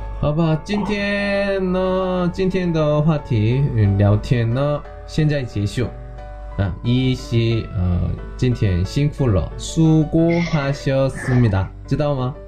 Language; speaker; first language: Chinese; non-native, learner; Korean